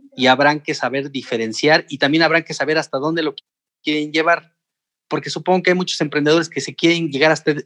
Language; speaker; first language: Spanish; native; Spanish